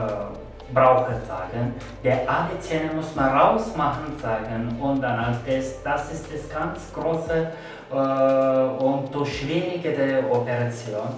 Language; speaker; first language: German; non-native, learner; Turkish